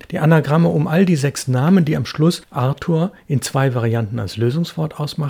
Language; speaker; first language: German; native; German